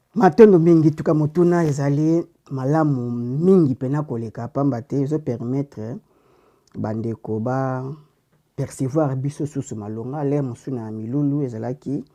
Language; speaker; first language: Lingala; non-native, local second language; Kongo